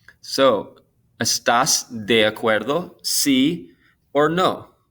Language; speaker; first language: Spanish; non-native, fluent; English